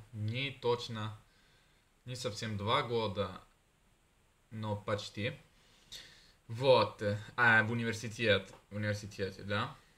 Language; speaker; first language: Russian; non-native, learner; Italian